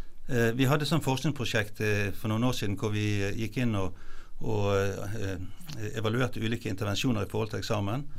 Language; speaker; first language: Norwegian; native; Norwegian